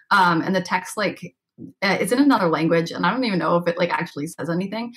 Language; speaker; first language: English; native; English